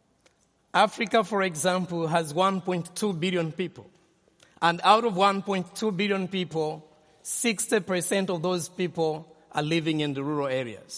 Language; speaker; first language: English; non-native, local second language; Nyanja